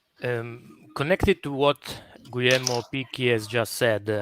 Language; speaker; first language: English; non-native, fluent; Italian